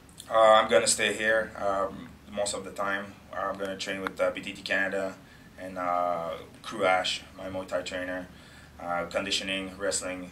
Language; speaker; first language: English; non-native, fluent; French